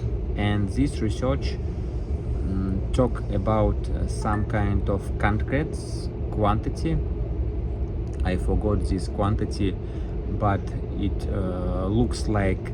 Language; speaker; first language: English; non-native, learner; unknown